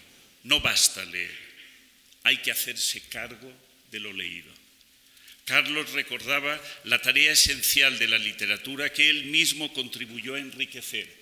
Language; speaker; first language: Spanish; native; Spanish